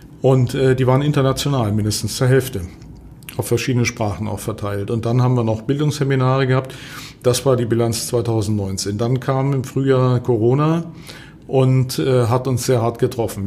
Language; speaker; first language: German; native; German